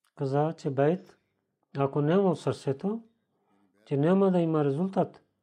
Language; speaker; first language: Bulgarian; non-native, learner; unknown